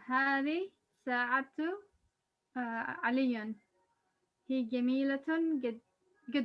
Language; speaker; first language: Arabic; non-native, learner; English